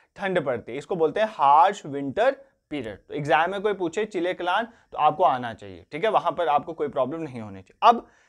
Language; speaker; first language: Hindi; non-native, local second language; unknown